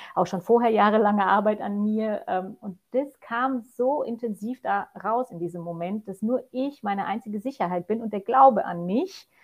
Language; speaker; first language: German; non-native, fluent; Polish